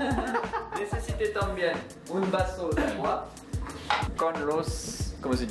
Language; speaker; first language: Spanish; non-native, learner; French